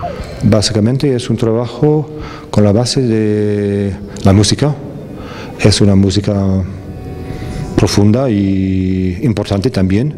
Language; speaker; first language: Spanish; non-native, fluent; English